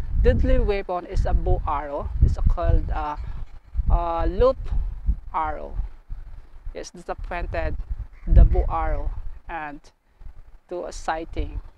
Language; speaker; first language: English; non-native, learner; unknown